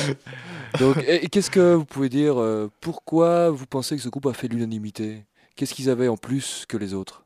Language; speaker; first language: French; native; French